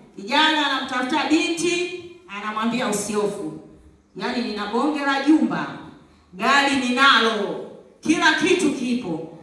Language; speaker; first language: Swahili; native; Swahili